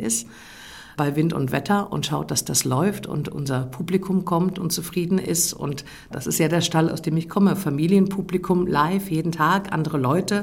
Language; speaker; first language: German; native; German